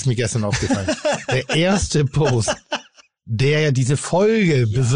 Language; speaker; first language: German; native; German